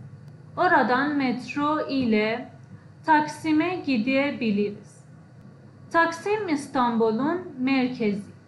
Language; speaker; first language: Turkish; non-native, fluent; Persian